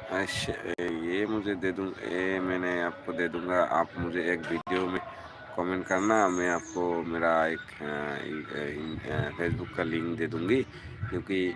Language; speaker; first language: Hindi; non-native, fluent; Bangla